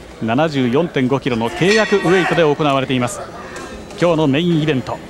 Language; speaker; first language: Japanese; native; Japanese